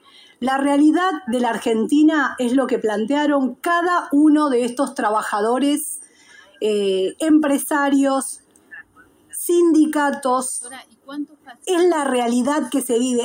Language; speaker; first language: Spanish; native; Spanish